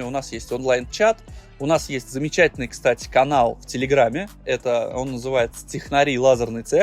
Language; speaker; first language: Russian; native; Russian